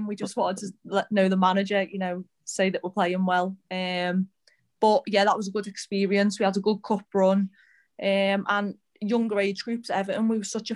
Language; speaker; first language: English; native; English